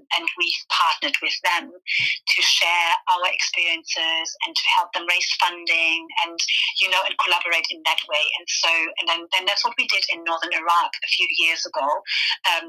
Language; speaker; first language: English; non-native, fluent; German